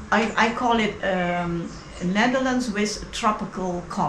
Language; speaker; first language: English; non-native, learner; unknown